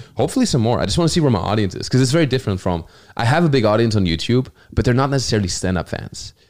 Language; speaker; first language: English; non-native, fluent; German